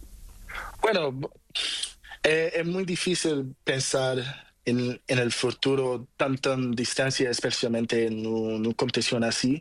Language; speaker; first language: Spanish; non-native, learner; Portuguese